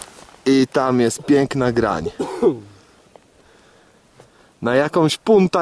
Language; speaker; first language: Polish; native; Polish